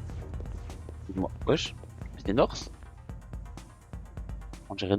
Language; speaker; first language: French; native; French